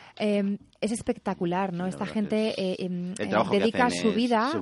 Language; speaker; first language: Spanish; early bilingual, other home language; English